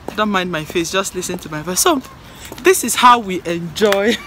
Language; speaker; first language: English; non-native, local second language; Igbo